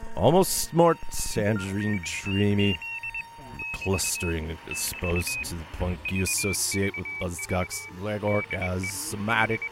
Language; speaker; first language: English; native; English